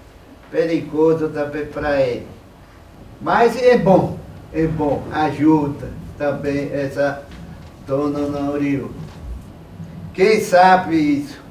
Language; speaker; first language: Portuguese; non-native, local second language; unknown